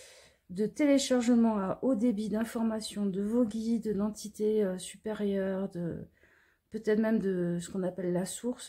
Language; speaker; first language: French; native; French